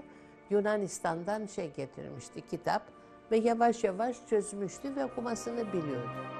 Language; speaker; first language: Turkish; non-native, local second language; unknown